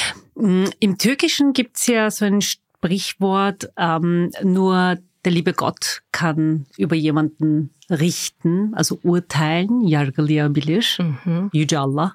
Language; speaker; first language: German; native; German